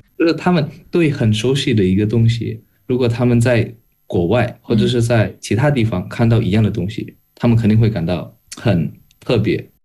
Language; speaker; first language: Chinese; non-native, fluent; Indonesian